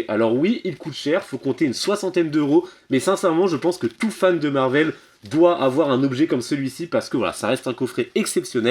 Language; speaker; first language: French; native; French